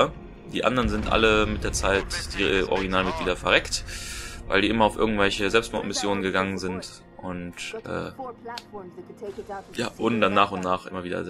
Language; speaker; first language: German; native; German